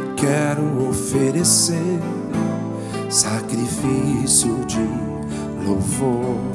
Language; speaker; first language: Portuguese; native; Portuguese